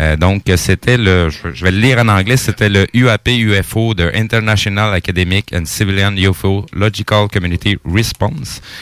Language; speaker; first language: French; native; French